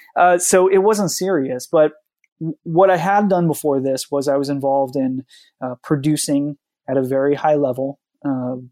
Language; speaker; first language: English; native; English